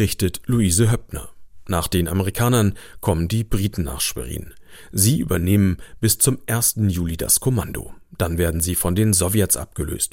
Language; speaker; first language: German; native; German